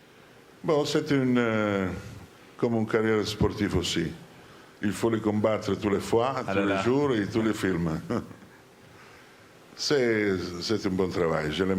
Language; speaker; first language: French; non-native, learner; Italian